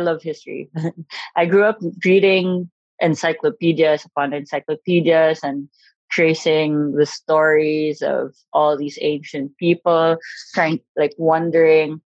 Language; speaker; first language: English; non-native, local second language; Filipino